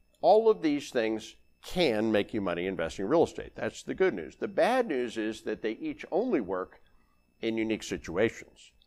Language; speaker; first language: English; native; English